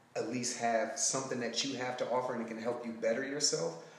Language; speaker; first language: English; native; English